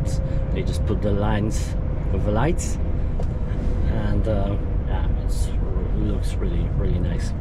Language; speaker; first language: English; non-native, fluent; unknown